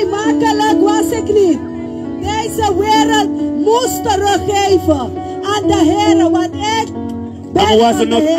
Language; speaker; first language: Dutch; non-native, local second language; Papiamento